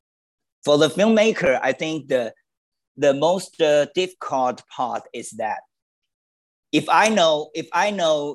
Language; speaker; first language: English; non-native, learner; Chinese